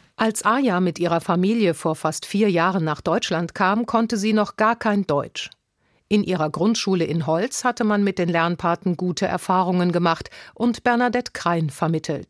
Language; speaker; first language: German; native; German